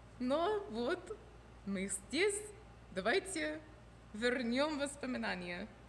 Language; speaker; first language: Russian; non-native, fluent; English